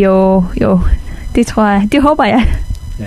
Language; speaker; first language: Danish; non-native, fluent; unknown